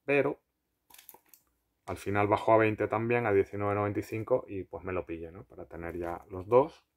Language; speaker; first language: Spanish; native; Spanish